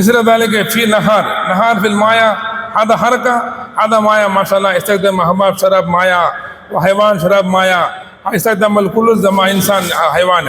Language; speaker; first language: Arabic; non-native, learner; Indonesian